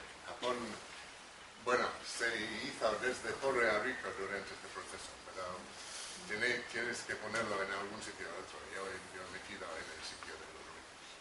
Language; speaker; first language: Spanish; non-native, fluent; English